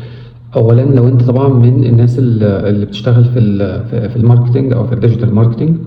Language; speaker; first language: Arabic; native; Arabic